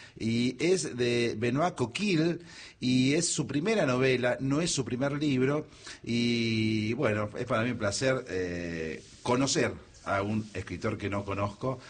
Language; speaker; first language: Spanish; native; Spanish